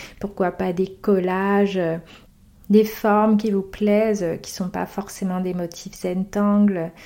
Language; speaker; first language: French; native; French